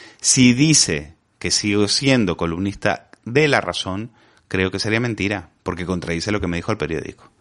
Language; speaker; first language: Spanish; native; Spanish